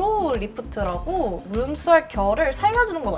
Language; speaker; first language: Korean; native; Korean